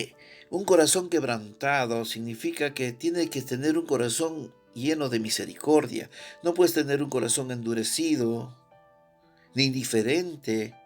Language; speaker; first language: Spanish; native; Spanish